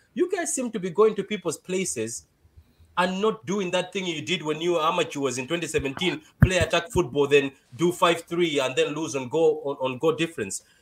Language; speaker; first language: English; non-native, local second language; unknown